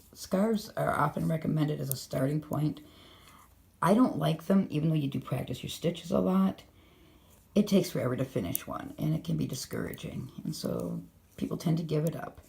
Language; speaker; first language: English; native; English